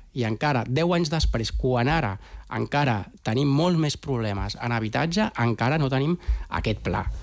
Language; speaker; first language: Catalan; native; Catalan